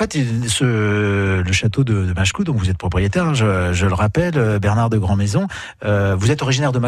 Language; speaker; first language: French; native; French